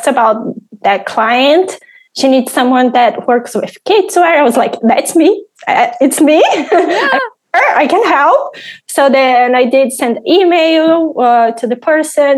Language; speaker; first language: English; non-native, fluent; Portuguese